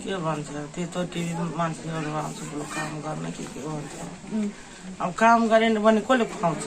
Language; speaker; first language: Nepali; non-native, local second language; Maithili